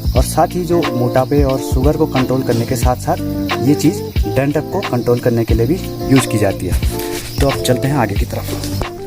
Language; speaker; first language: Hindi; non-native, local second language; Garhwali